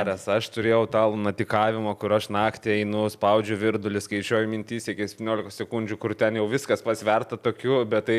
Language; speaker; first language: Lithuanian; native; Lithuanian